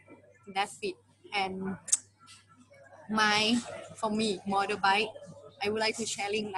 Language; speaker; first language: English; non-native, learner; Thai